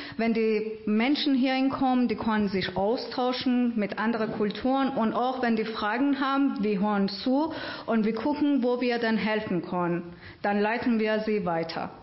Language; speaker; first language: German; non-native, fluent; Persian